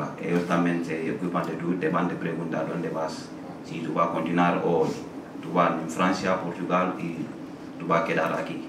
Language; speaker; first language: Spanish; non-native, learner; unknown